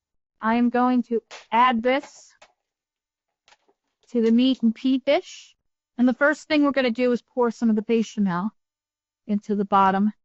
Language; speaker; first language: English; native; English